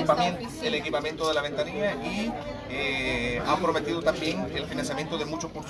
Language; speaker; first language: Spanish; native; Spanish